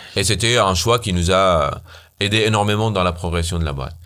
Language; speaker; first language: French; non-native, fluent; Arabic